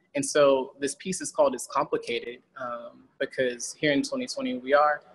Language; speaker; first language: English; native; English